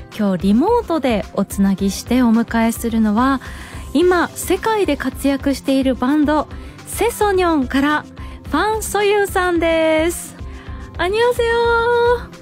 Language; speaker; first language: Japanese; native; Japanese